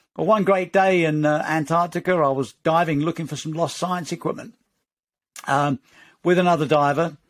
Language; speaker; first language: English; native; English